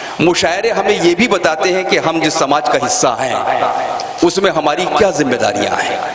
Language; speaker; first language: Urdu; native; Urdu